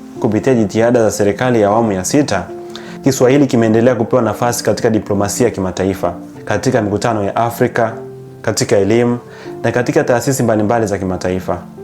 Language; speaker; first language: Swahili; native; Swahili